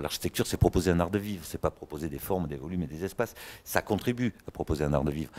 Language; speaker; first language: French; native; French